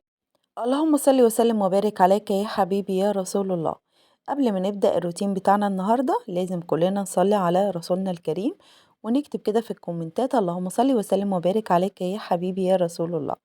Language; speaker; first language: Arabic; native; Arabic